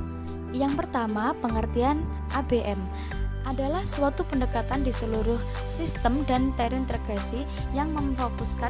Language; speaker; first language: Indonesian; native; Indonesian